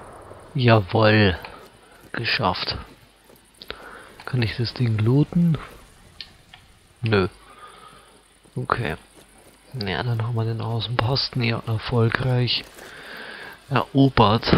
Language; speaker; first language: German; native; German